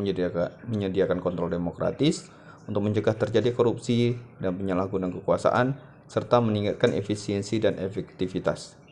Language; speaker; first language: Indonesian; native; Indonesian